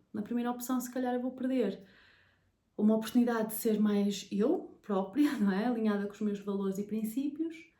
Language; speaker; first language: Portuguese; native; Portuguese